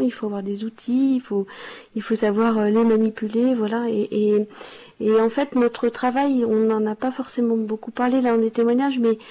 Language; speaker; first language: French; native; French